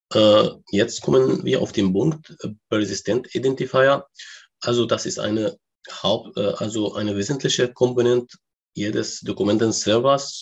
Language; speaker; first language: German; non-native, learner; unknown